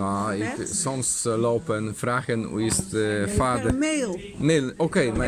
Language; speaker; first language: Dutch; non-native, learner; Polish